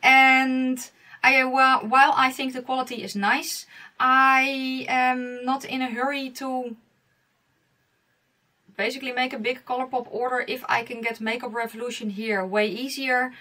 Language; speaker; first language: English; non-native, fluent; Dutch